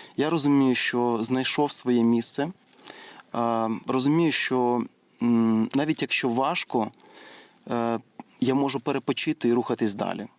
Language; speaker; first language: Ukrainian; native; Ukrainian